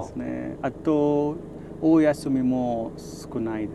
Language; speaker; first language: Japanese; non-native, learner; Hindi